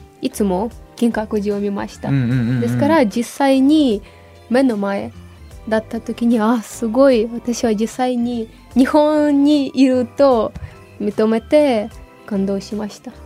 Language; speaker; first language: Japanese; non-native, fluent; Ukrainian